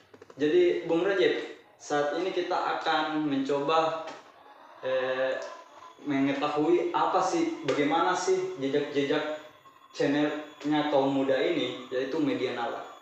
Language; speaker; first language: Indonesian; native; Indonesian